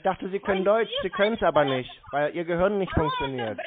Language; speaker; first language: German; native; German